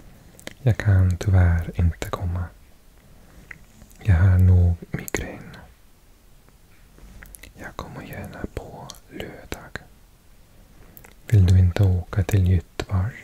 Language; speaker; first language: Swedish; non-native, learner; English